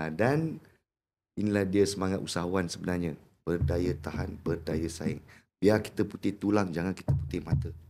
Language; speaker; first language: Malay; native; Malay